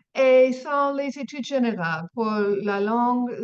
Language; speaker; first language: French; non-native, learner; English